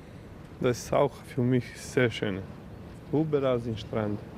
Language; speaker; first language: German; non-native, learner; Serbian